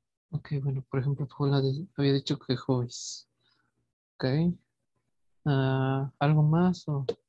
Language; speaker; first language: Spanish; native; Spanish